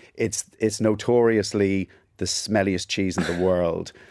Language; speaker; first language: English; native; English